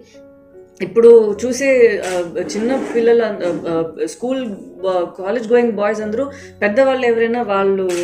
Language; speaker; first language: Telugu; non-native, fluent; Tamil